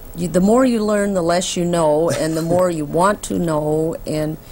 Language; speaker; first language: English; native; English